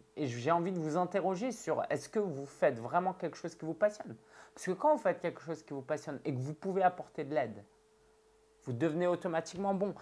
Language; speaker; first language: French; early bilingual, other home language; Chinese